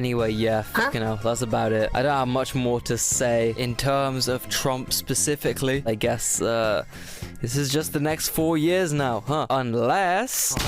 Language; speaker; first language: English; native; English